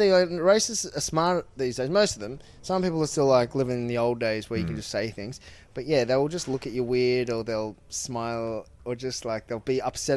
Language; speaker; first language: English; native; English